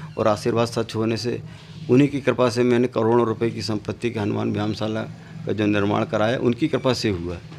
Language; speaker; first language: Hindi; native; Hindi